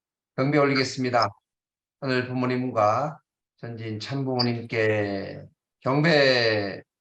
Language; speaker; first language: Korean; native; Korean